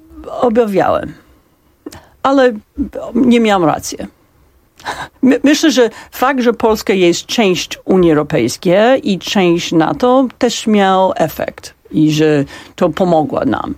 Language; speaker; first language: Polish; non-native, fluent; English